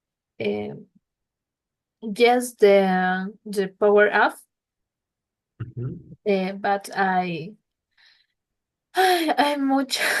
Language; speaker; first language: English; non-native, learner; Spanish